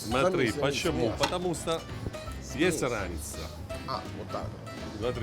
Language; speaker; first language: Russian; non-native, learner; Italian